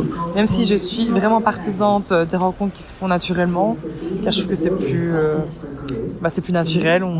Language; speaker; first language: French; native; French